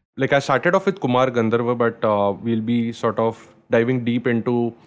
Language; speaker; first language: English; non-native, local second language; Marathi